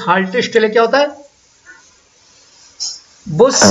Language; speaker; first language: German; non-native, fluent; Hindi